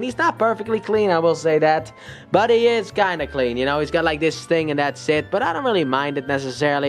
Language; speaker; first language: English; native; English